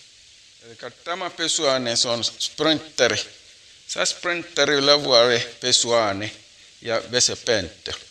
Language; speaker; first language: Finnish; non-native, learner; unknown